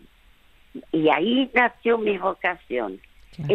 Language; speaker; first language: Spanish; early bilingual, other home language; French